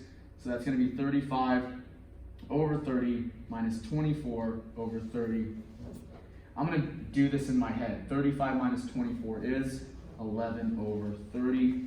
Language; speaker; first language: English; native; English